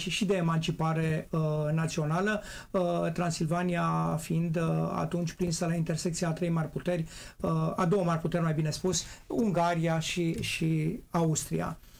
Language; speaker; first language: Romanian; native; Romanian